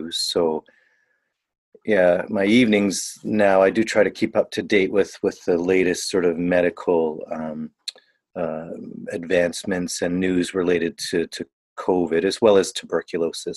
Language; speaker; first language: English; native; English